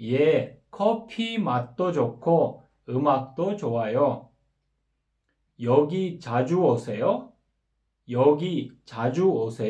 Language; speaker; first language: Korean; non-native, fluent; Kyrgyz